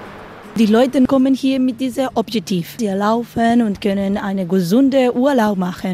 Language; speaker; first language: German; non-native, learner; Spanish